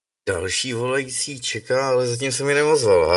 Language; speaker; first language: Czech; native; Czech